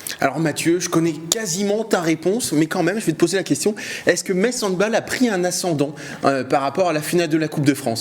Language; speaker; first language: French; native; French